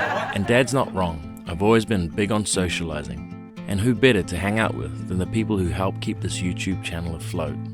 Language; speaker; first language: English; native; English